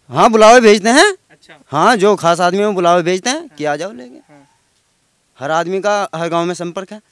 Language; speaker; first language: Hindi; native; Hindi